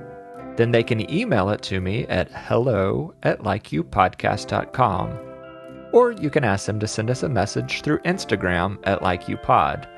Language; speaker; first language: English; native; English